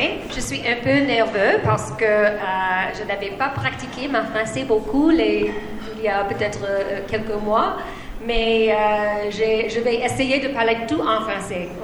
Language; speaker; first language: French; non-native, learner; English